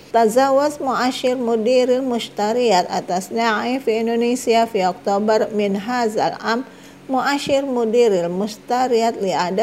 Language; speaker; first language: Arabic; non-native, fluent; Indonesian